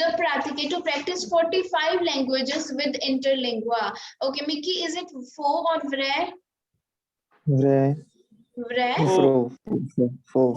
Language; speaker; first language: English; non-native, local second language; Hindi